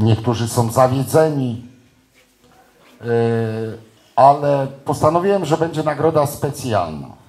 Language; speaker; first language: Polish; native; Polish